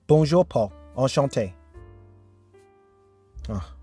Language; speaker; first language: French; non-native, learner; English